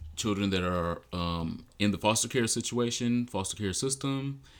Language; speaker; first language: English; native; English